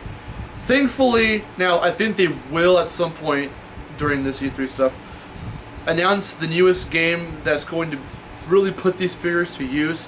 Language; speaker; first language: English; native; English